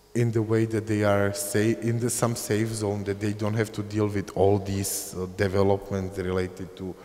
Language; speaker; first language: English; non-native, fluent; Czech